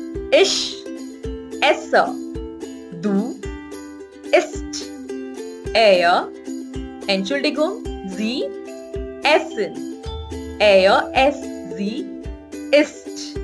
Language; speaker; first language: German; non-native, fluent; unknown